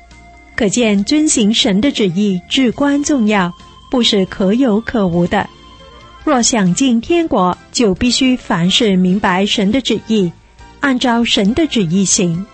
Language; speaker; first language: Chinese; native; Chinese